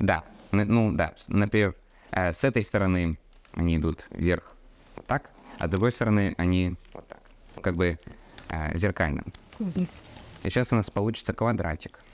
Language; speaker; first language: Russian; early bilingual, heritage; Russian